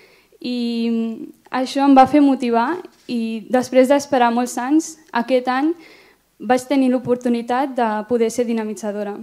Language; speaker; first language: Catalan; early bilingual, other home language; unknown